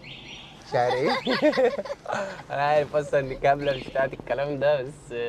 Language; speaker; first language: Arabic; native; Arabic